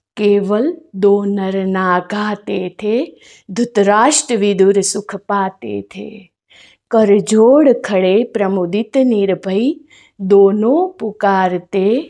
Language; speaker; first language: Hindi; non-native, local second language; Gujarati